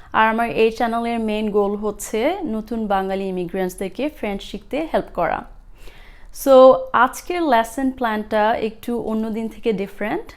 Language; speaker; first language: Bangla; early bilingual, heritage; Bangla